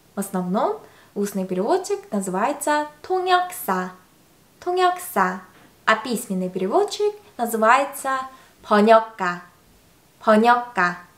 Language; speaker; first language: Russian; non-native, fluent; Korean